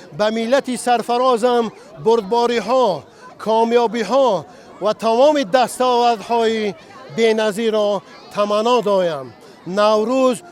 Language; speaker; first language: Tajik; native; Tajik